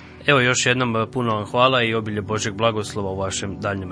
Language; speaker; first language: Serbian; native; Serbian